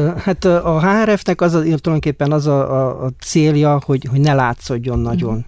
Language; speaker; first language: Hungarian; native; Hungarian